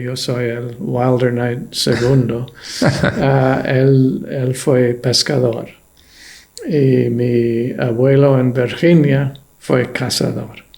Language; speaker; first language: Spanish; non-native, fluent; English